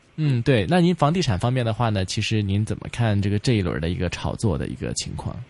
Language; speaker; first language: Chinese; non-native, local second language; Cantonese